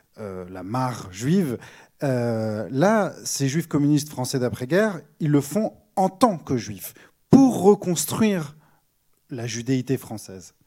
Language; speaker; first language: French; native; French